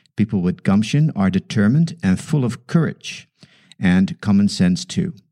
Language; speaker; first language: English; non-native, fluent; Dutch